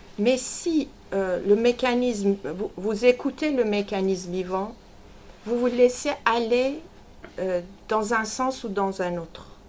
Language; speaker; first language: French; non-native, fluent; Persian